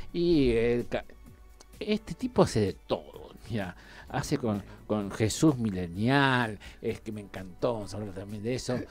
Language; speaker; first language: Spanish; native; Spanish